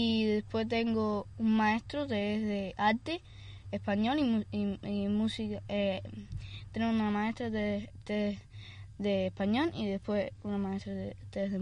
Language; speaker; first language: Spanish; early bilingual, other home language; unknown